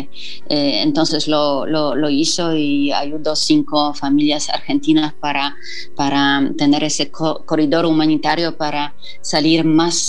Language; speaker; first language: Spanish; non-native, fluent; Polish